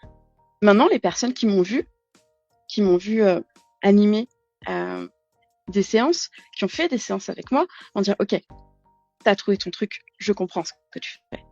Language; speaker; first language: French; native; French